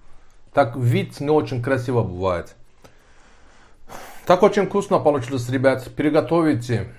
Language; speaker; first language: Russian; non-native, learner; Turkish